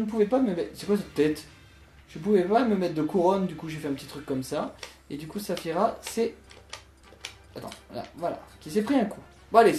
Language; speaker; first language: French; native; French